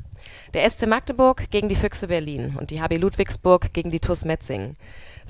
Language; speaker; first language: German; native; German